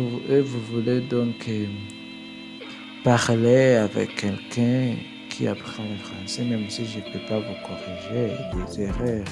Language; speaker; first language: French; non-native, learner; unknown